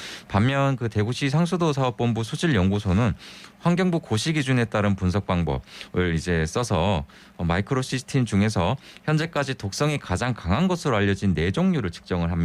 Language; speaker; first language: Korean; native; Korean